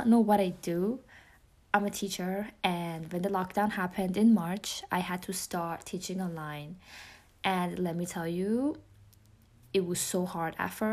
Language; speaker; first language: English; non-native, fluent; Persian